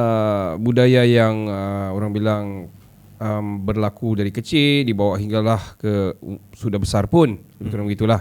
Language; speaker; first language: Malay; native; Malay